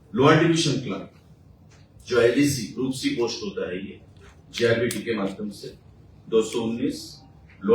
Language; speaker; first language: Hindi; non-native, local second language; Bangla